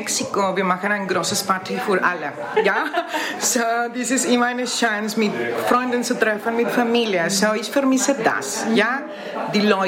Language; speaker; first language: German; non-native, learner; Spanish